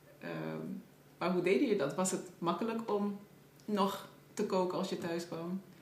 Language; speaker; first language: Dutch; early bilingual, other home language; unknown